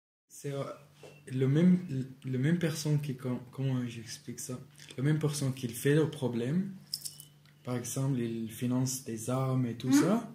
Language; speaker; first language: French; non-native, learner; Arabic